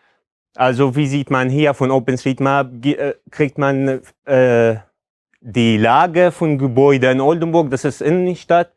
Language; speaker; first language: German; non-native, fluent; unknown